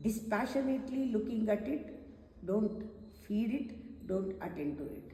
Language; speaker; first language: English; non-native, local second language; Kannada